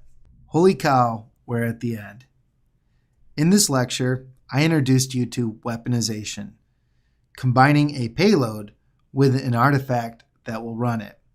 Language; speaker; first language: English; native; English